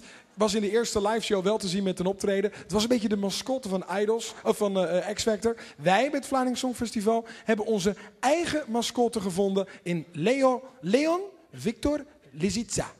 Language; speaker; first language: Dutch; native; Dutch